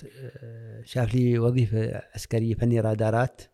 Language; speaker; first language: Arabic; native; Arabic